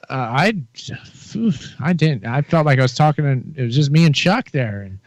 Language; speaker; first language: English; native; English